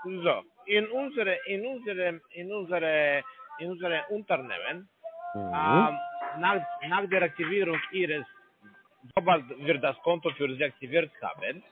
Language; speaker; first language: German; non-native, learner; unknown